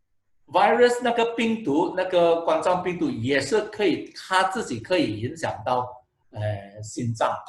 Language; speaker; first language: Chinese; non-native, local second language; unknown